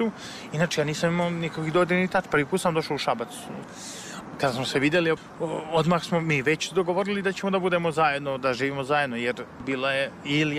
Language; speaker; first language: Serbian; native; Serbian